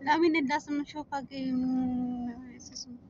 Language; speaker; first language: Arabic; non-native, learner; Filipino